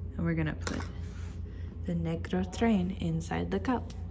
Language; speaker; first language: English; native; English